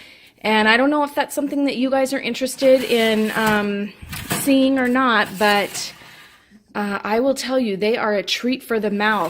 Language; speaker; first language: English; native; English